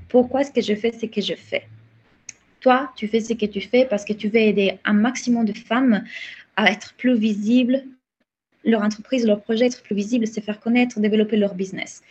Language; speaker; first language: French; non-native, fluent; Italian